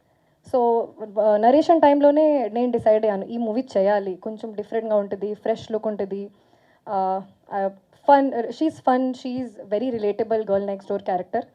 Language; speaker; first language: Telugu; non-native, fluent; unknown